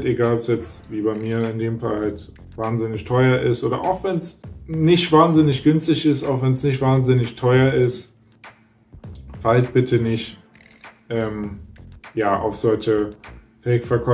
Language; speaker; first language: German; native; German